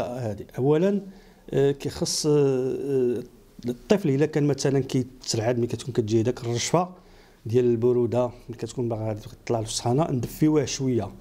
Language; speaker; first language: Arabic; native; Arabic